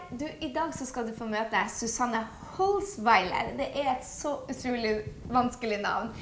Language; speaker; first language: Norwegian; native; Norwegian